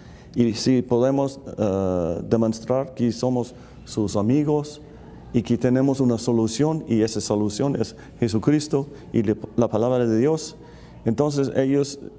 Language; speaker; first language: Spanish; non-native, fluent; English